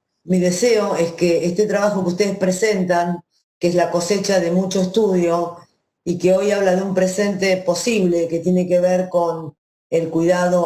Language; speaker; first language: Spanish; native; Spanish